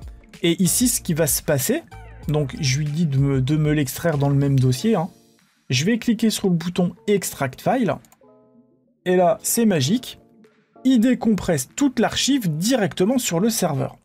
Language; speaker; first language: French; native; French